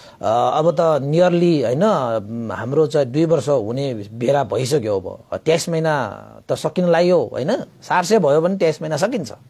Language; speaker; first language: Nepali; non-native, local second language; Newari